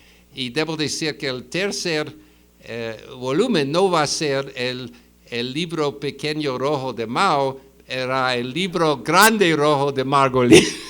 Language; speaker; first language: Spanish; non-native, fluent; English